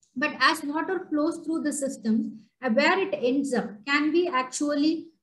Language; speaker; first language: English; non-native, local second language; Tamil